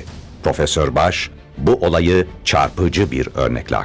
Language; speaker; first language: Turkish; native; Turkish